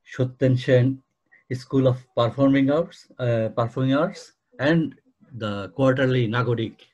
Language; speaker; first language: English; non-native, local second language; Bangla